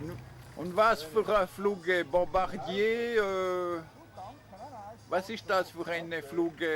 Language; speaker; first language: German; non-native, local second language; French